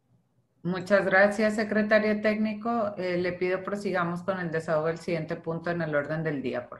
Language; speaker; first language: Spanish; native; Spanish